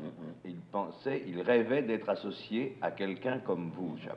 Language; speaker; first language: French; native; French